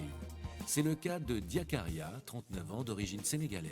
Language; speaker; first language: French; native; French